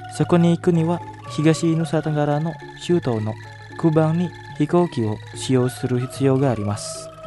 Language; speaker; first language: Japanese; non-native, fluent; Indonesian